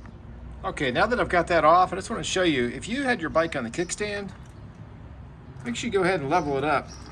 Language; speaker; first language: English; native; English